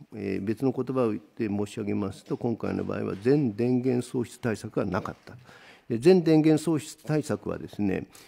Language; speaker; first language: Japanese; native; Japanese